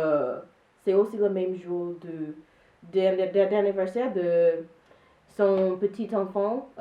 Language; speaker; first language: French; non-native, learner; English